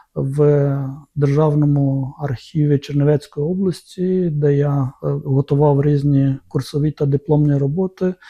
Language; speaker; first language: Ukrainian; non-native, local second language; Romanian